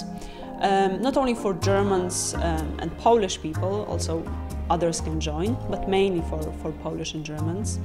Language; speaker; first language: English; non-native, fluent; Polish